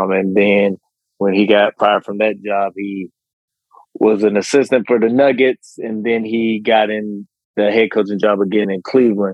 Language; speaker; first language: English; native; English